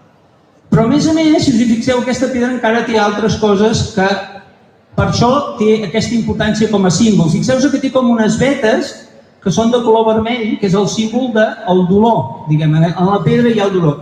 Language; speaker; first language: Catalan; native; Catalan